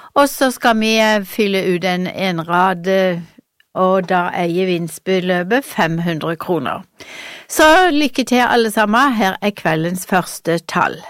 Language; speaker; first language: Norwegian; native; Norwegian